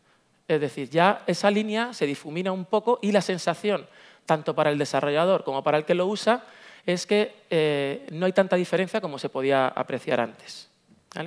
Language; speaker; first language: Spanish; native; Spanish